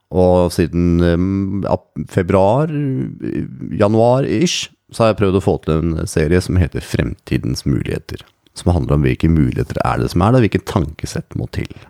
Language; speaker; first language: Norwegian; native; Norwegian